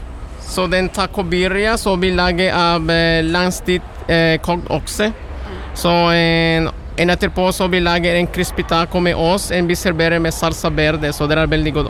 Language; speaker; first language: Norwegian; non-native, learner; Spanish